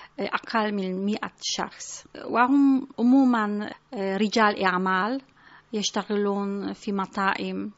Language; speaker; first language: Arabic; non-native, fluent; Polish